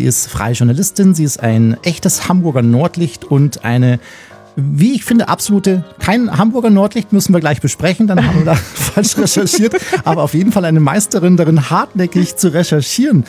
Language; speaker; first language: German; native; German